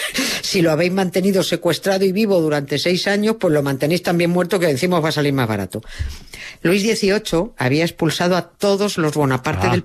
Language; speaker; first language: Spanish; native; Spanish